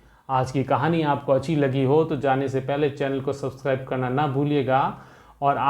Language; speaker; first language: Hindi; native; Hindi